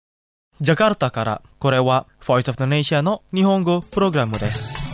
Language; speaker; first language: Japanese; non-native, fluent; Indonesian